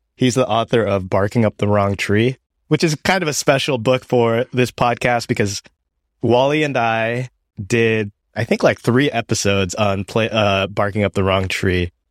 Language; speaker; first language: English; early bilingual, other home language; Japanese